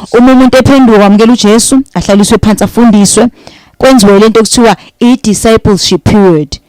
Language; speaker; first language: Zulu; native; Zulu